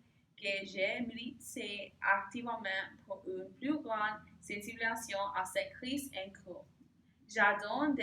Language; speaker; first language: French; non-native, learner; English